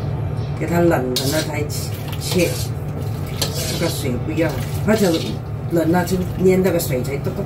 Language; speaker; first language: Chinese; non-native, local second language; Cantonese